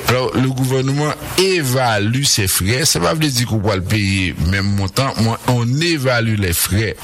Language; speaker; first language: French; non-native, local second language; Haitian Creole